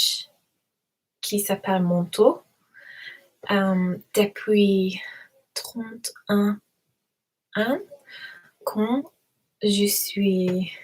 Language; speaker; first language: French; non-native, learner; English